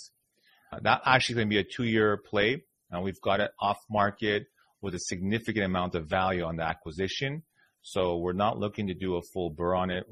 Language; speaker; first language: English; native; English